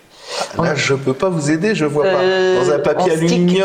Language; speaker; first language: French; native; French